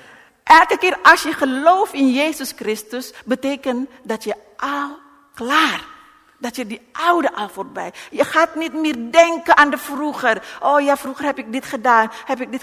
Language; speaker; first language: Dutch; non-native, learner; Indonesian